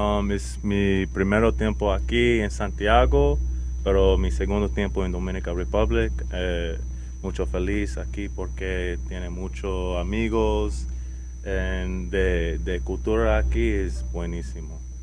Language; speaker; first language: Spanish; non-native, learner; English